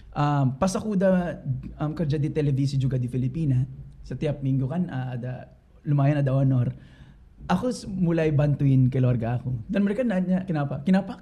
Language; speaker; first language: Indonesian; non-native, fluent; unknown